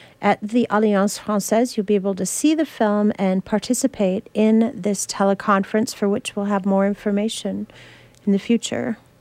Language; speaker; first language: English; native; English